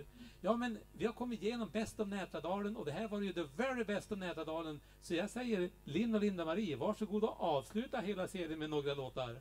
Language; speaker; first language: Swedish; native; Swedish